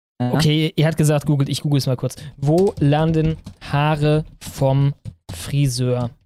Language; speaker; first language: German; native; German